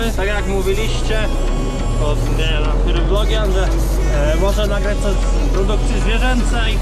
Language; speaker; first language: Polish; native; Polish